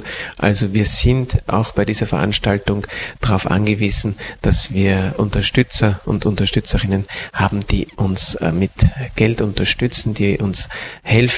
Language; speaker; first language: German; native; German